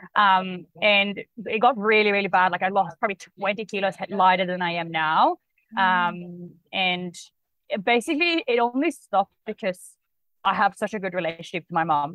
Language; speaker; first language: English; non-native, fluent; Swedish